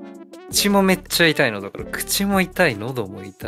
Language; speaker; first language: Japanese; native; Japanese